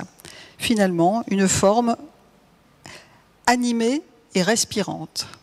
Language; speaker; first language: French; native; French